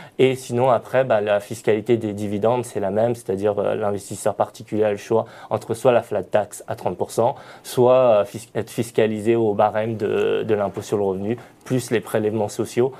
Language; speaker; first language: French; native; French